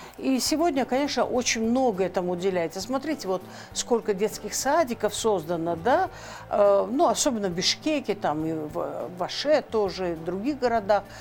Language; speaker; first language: Russian; non-native, local second language; Kyrgyz